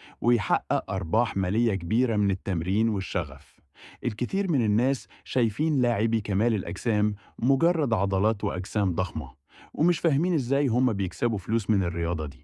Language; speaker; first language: Arabic; native; Arabic